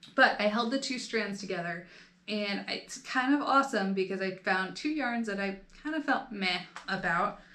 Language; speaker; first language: English; native; English